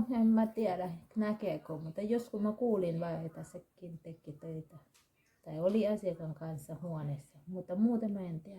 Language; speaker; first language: Finnish; non-native, learner; Thai